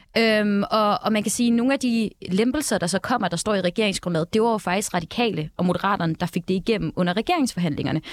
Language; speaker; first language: Danish; native; Danish